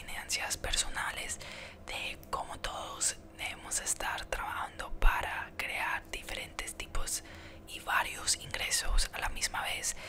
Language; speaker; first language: Spanish; early bilingual, heritage; Spanish